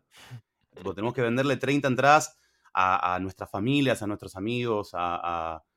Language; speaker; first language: Spanish; early bilingual, other home language; English